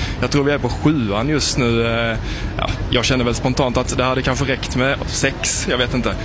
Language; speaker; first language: Swedish; native; Swedish